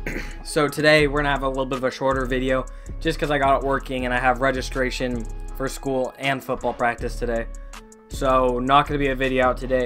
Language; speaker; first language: English; native; English